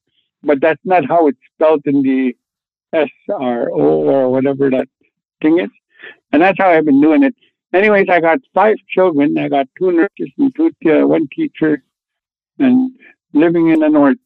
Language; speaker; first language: English; non-native, fluent; Cree